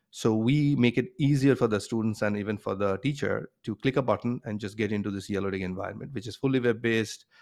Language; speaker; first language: English; non-native, local second language; Bangla